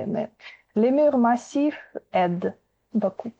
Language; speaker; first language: French; non-native, fluent; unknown